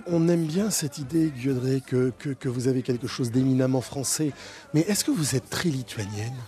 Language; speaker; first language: French; native; French